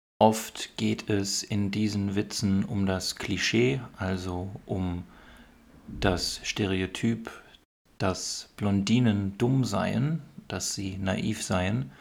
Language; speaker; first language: German; native; German